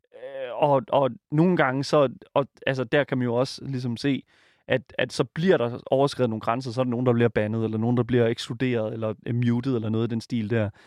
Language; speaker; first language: Danish; native; Danish